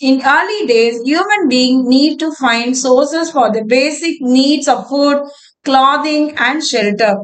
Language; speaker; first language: English; non-native, local second language; Tamil